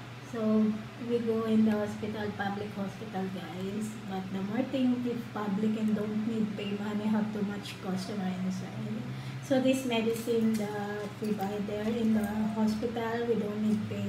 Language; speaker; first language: English; non-native, learner; Filipino